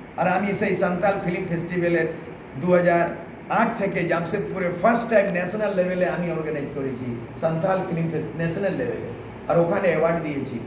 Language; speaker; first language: Bangla; non-native, local second language; Santali